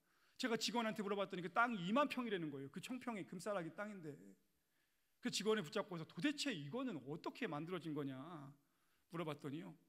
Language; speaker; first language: Korean; native; Korean